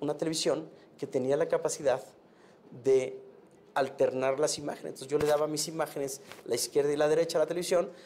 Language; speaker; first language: Spanish; native; Spanish